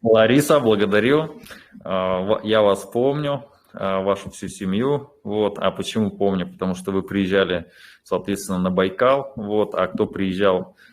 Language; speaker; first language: Russian; native; Russian